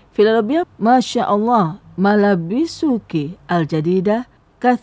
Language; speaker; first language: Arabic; non-native, fluent; Indonesian